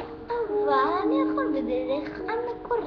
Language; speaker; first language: Hebrew; early bilingual, other home language; Russian